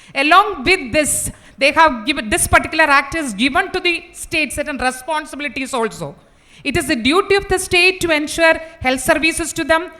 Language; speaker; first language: English; non-native, local second language; Malayalam